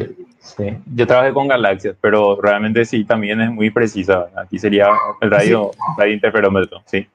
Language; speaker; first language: Spanish; native; Spanish